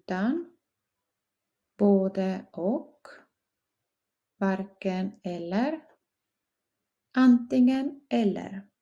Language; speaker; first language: Swedish; non-native, fluent; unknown